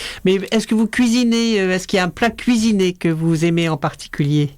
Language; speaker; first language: French; native; French